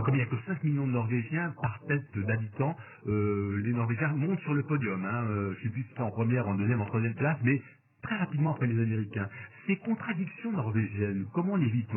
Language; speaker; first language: French; native; French